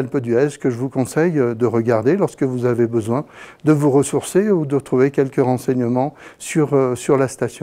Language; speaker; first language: French; native; French